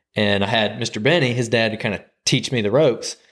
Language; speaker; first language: English; native; English